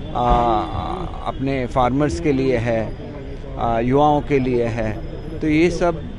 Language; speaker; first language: Hindi; non-native, local second language; Marathi